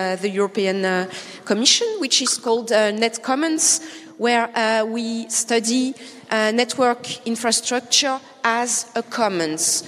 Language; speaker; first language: English; non-native, fluent; French